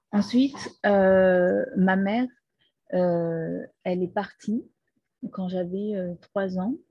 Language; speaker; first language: French; non-native, fluent; Portuguese